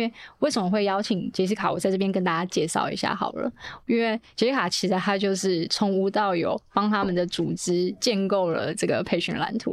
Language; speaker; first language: Chinese; native; Chinese